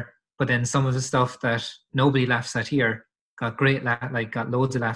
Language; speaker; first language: English; native; English